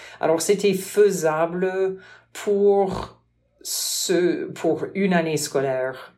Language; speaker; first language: French; non-native, fluent; English